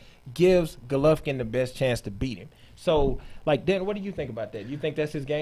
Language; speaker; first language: English; native; English